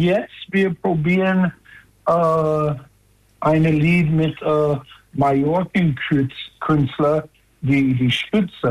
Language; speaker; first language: German; non-native, fluent; English